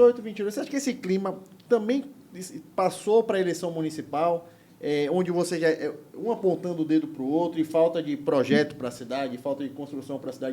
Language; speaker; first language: Portuguese; native; Portuguese